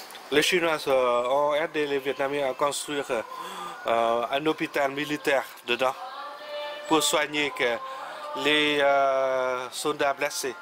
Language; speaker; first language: French; non-native, fluent; Vietnamese